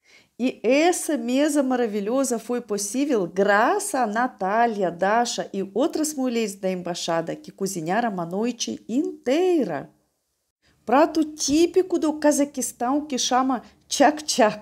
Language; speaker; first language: Portuguese; non-native, fluent; Russian